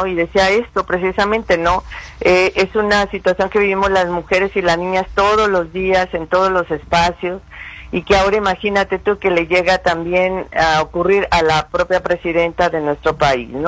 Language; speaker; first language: Spanish; native; Spanish